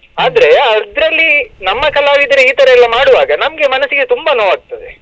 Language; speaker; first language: Kannada; non-native, local second language; Tulu